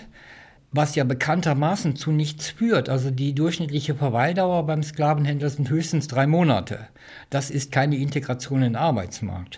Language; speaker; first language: German; native; German